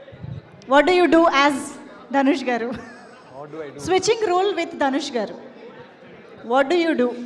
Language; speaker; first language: Telugu; native; Telugu